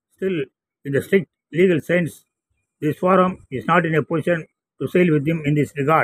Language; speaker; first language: English; non-native, local second language; Tamil